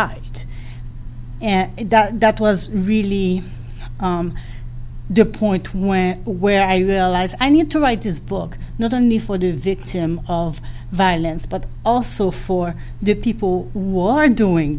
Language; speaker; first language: English; non-native, fluent; Haitian Creole